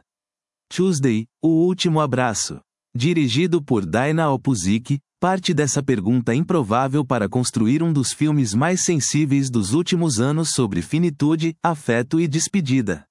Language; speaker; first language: Portuguese; native; Portuguese